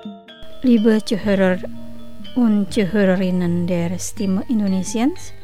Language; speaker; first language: German; non-native, fluent; Indonesian